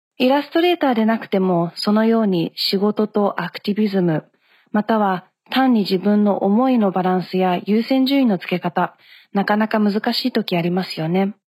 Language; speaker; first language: Japanese; early bilingual, heritage; Japanese